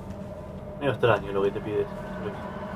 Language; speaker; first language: Spanish; native; Spanish